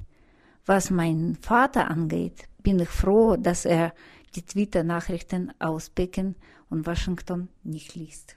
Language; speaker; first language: German; non-native, fluent; Russian